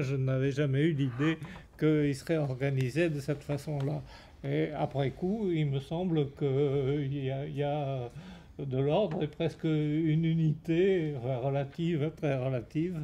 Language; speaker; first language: French; native; French